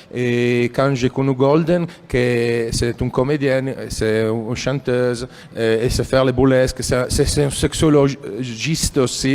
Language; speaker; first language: French; non-native, fluent; Italian